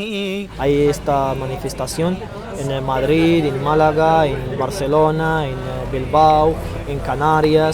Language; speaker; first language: Spanish; non-native, fluent; Arabic